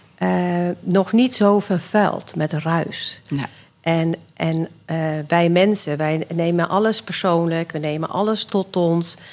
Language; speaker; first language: Dutch; early bilingual, other home language; Swedish